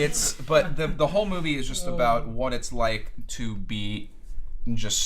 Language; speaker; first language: English; native; English